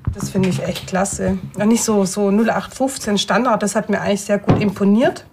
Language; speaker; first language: German; native; German